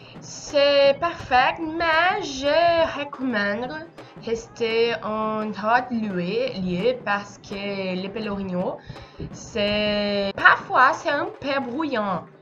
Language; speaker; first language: French; non-native, learner; Portuguese